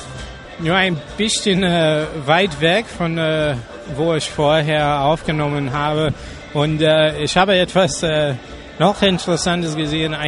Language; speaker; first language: German; non-native, learner; English